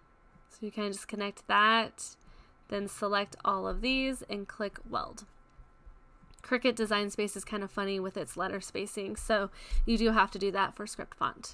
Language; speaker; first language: English; native; English